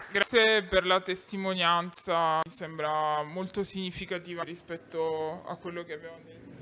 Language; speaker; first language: Italian; native; Italian